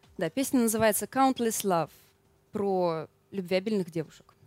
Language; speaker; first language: Russian; native; Russian